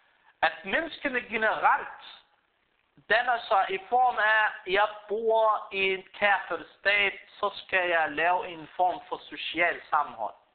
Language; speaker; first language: Danish; early bilingual, other home language; Arabic